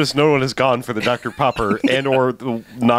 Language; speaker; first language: English; native; English